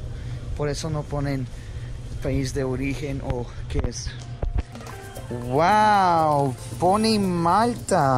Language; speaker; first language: Spanish; non-native, fluent; Russian